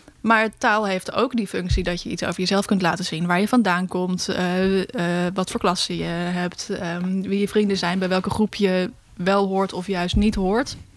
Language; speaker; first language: Dutch; native; Dutch